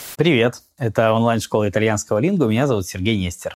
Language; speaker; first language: Russian; native; Russian